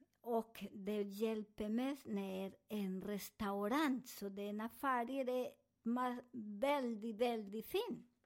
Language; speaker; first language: Swedish; non-native, learner; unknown